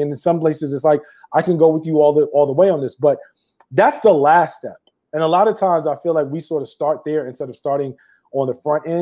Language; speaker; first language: English; native; English